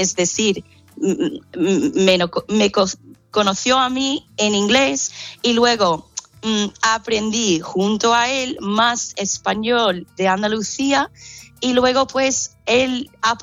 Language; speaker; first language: Spanish; non-native, fluent; English